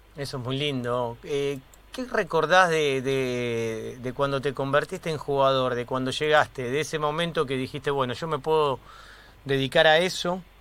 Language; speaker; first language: Spanish; native; Spanish